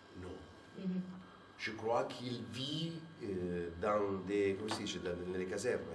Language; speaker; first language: French; non-native, fluent; Italian